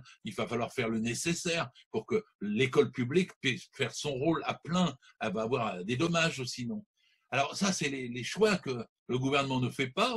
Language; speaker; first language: French; native; French